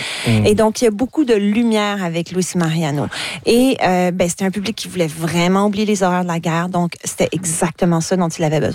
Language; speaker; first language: French; native; French